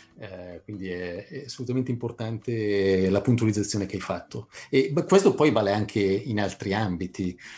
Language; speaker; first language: Italian; native; Italian